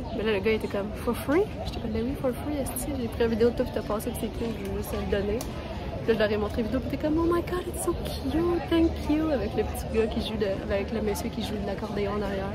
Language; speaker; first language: French; native; French